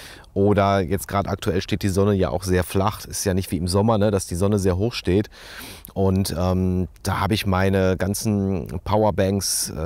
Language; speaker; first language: German; native; German